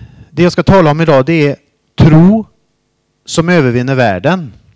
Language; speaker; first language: Swedish; native; Swedish